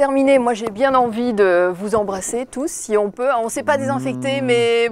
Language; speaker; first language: French; native; French